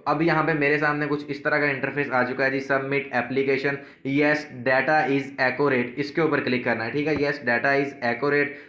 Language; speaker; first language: Urdu; non-native, local second language; Punjabi